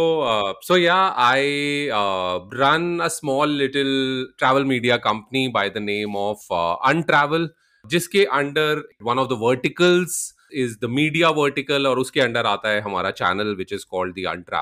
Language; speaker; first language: English; non-native, local second language; Hindi